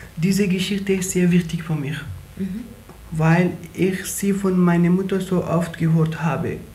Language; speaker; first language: German; non-native, learner; Pashto